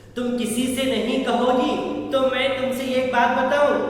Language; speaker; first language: Hindi; non-native, local second language; Kannada